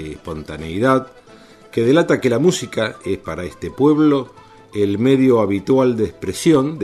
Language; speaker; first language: Spanish; native; Spanish